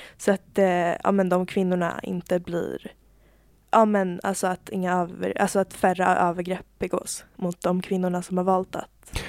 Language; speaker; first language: Swedish; native; Swedish